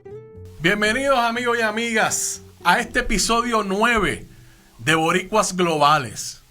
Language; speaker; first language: Spanish; native; Spanish